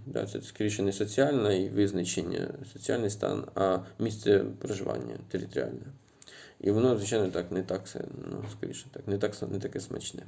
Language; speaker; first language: Ukrainian; native; Ukrainian